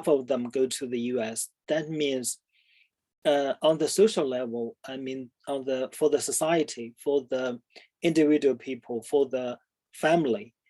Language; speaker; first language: English; non-native, fluent; Chinese